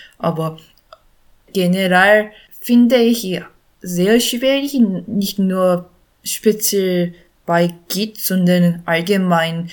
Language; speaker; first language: German; non-native, learner; Korean